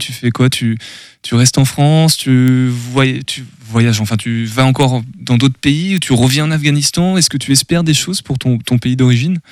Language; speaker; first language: French; native; French